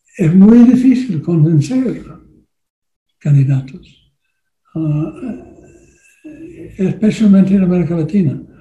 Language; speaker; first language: Spanish; non-native, learner; English